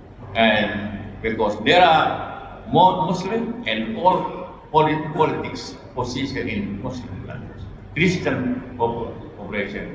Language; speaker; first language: English; non-native, learner; Indonesian